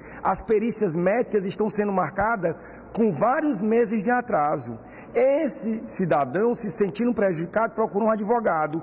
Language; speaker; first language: Portuguese; native; Portuguese